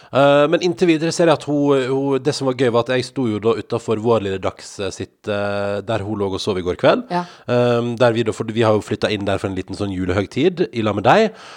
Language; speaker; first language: Norwegian; native; Norwegian